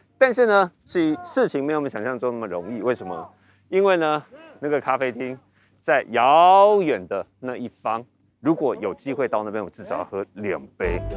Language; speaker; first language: Chinese; native; Chinese